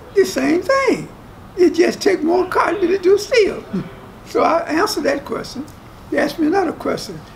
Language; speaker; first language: English; native; English